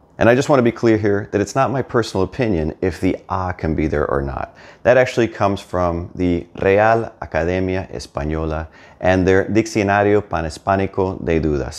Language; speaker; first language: English; native; English